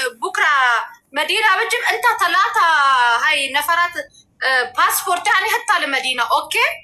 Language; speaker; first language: Arabic; non-native, learner; Amharic